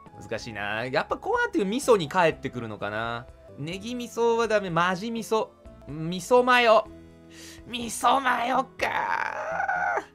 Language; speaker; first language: Japanese; native; Japanese